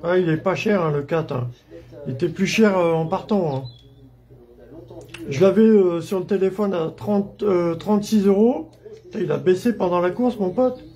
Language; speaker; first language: French; native; French